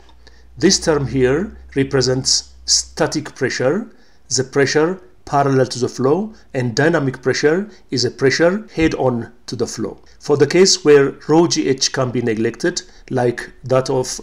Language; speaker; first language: English; non-native, local second language; Amharic